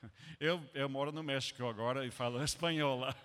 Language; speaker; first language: Portuguese; non-native, fluent; English